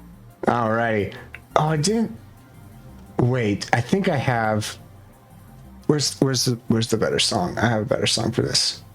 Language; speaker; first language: English; native; English